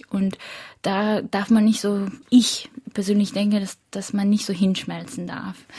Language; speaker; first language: German; early bilingual, other home language; Korean